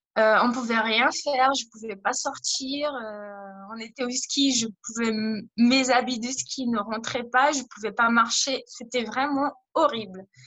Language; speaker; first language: French; non-native, fluent; Portuguese